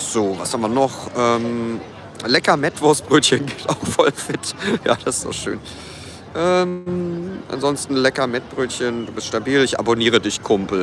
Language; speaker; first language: German; native; German